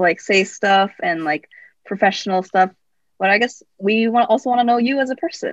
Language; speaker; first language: English; native; English